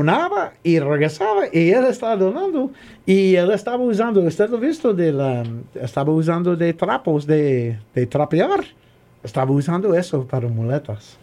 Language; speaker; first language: Spanish; non-native, learner; English